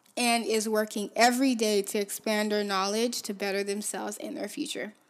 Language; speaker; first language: English; early bilingual, other home language; Haitian Creole